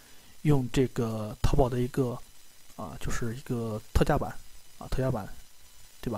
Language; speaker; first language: Chinese; native; Chinese